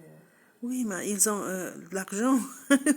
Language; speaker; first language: French; non-native, learner; English